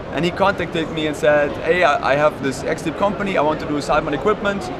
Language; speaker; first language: English; non-native, fluent; German